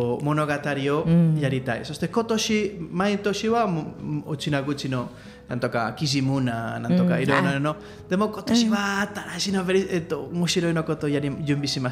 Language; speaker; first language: Japanese; non-native, learner; Catalan